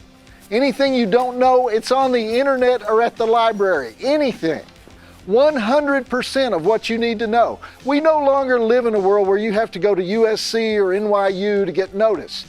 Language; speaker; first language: English; native; English